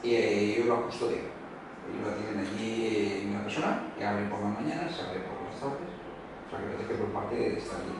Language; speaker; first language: Spanish; native; Spanish